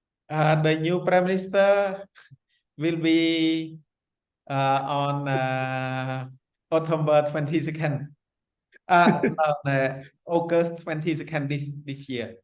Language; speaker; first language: English; non-native, fluent; Khmer